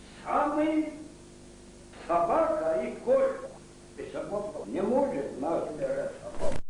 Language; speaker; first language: Russian; non-native, local second language; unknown